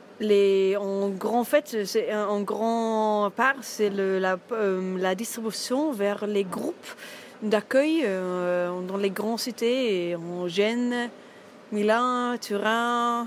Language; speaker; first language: French; non-native, learner; German